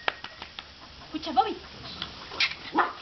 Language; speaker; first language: Spanish; native; Spanish